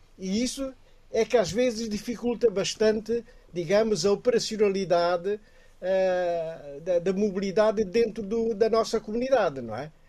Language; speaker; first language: Portuguese; native; Portuguese